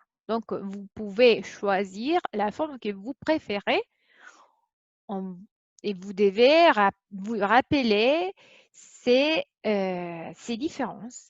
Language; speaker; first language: French; non-native, fluent; Italian